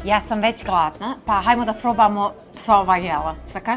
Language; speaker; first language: Bosnian; native; Bosnian